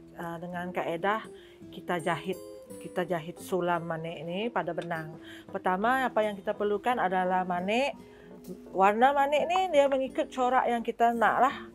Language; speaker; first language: Malay; non-native, local second language; Iban